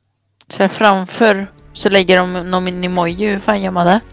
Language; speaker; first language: Swedish; native; Swedish